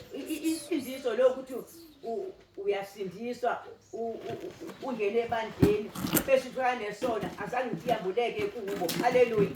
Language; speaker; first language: Zulu; native; Zulu